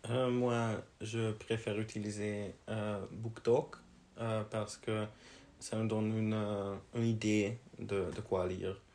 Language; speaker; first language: French; non-native, learner; Hungarian